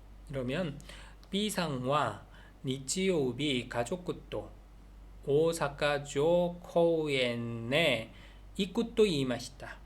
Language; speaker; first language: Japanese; non-native, learner; Korean